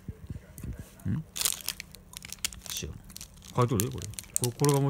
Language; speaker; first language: Japanese; native; Japanese